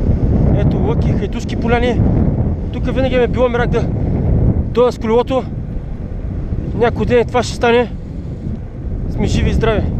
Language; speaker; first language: Bulgarian; native; Bulgarian